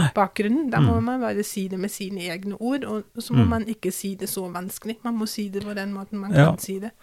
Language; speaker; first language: Norwegian; non-native, fluent; German